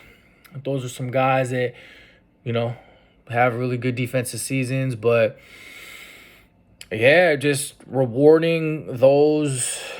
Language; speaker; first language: English; native; English